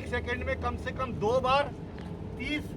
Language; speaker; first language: Hindi; native; Hindi